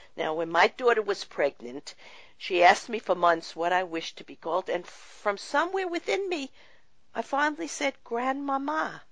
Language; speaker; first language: English; early bilingual, other home language; Russian